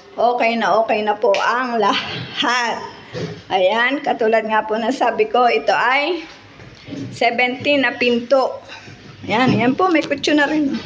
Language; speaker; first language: Filipino; native; Filipino